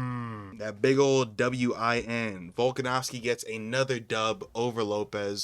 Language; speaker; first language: English; native; English